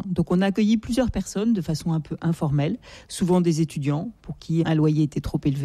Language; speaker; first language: French; native; French